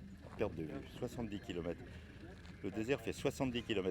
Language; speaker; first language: French; native; French